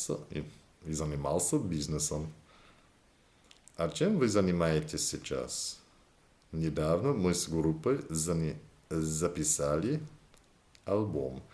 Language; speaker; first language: Russian; non-native, learner; English